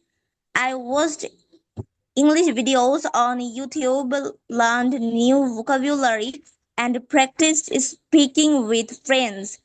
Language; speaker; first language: English; non-native, fluent; Bangla